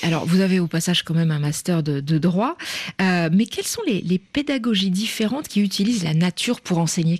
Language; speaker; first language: French; native; French